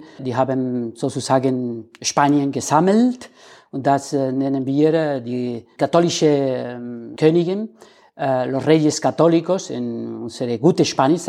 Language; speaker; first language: German; non-native, learner; Spanish